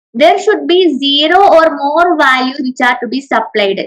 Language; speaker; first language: English; non-native, local second language; Malayalam